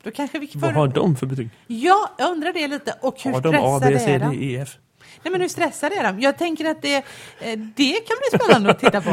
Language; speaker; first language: Swedish; native; Swedish